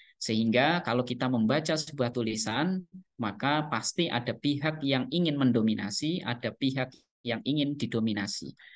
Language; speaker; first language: Indonesian; non-native, local second language; Javanese